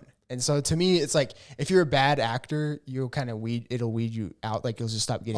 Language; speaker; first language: English; native; English